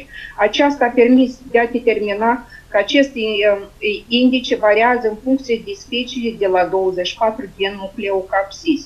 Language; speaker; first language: Romanian; native; Romanian